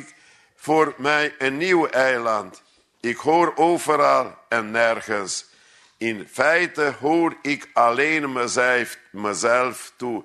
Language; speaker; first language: Dutch; non-native, fluent; Hungarian